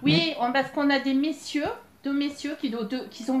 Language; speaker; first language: French; native; French